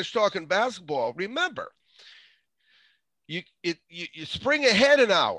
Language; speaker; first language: English; native; English